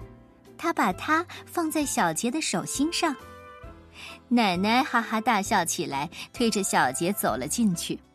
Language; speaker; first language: Chinese; native; Chinese